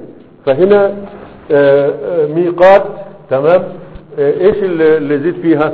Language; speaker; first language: Arabic; native; Arabic